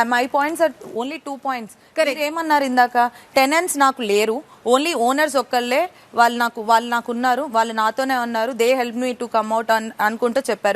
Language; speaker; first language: Telugu; native; Telugu